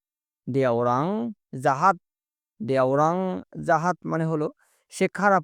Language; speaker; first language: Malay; non-native, fluent; Bangla